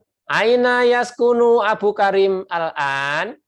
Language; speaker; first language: Arabic; non-native, fluent; Indonesian